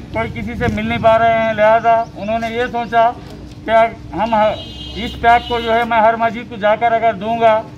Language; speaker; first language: Hindi; non-native, local second language; Urdu